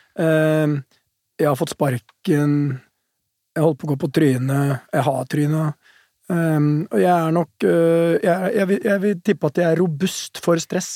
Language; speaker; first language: Norwegian; native; Norwegian